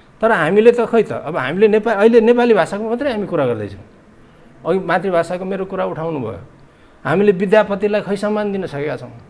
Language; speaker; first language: Nepali; non-native, local second language; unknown